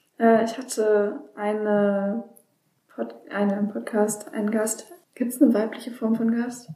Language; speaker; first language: German; native; German